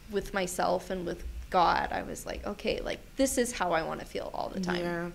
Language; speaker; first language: English; native; English